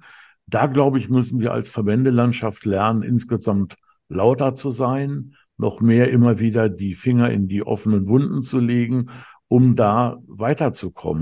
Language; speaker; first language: German; native; German